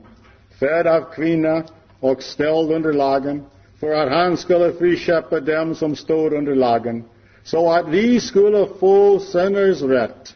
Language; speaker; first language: Swedish; non-native, learner; English